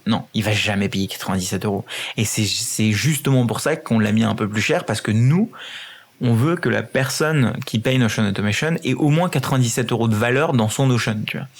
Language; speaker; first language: French; early bilingual, other home language; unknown